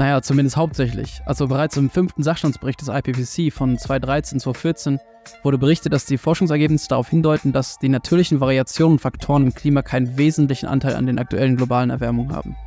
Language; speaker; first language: German; native; German